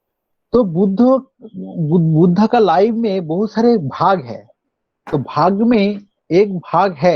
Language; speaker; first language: Hindi; non-native, local second language; Bangla